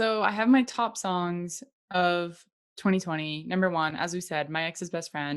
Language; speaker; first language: English; native; English